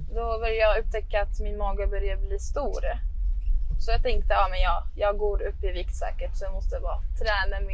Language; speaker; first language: Swedish; early bilingual, other home language; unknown